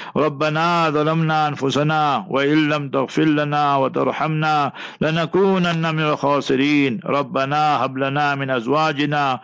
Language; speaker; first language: Arabic; non-native, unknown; English